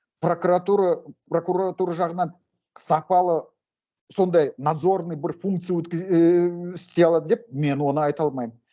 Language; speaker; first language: Kazakh; non-native, local second language; Russian